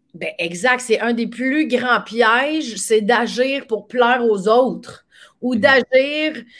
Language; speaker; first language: French; native; French